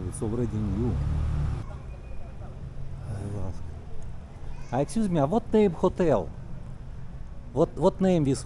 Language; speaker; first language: English; non-native, learner; Russian